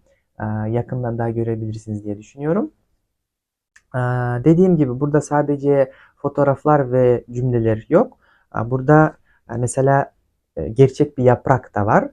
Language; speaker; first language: Turkish; non-native, fluent; Kyrgyz